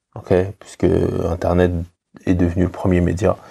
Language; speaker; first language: French; native; French